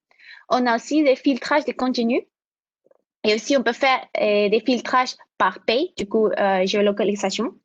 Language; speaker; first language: French; non-native, fluent; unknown